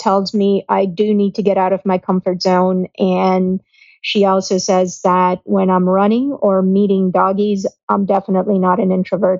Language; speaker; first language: English; non-native, local second language; Gujarati